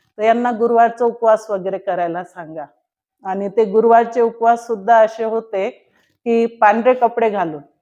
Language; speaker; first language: Marathi; non-native, local second language; Marwari